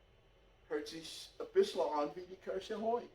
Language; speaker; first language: German; non-native, fluent; English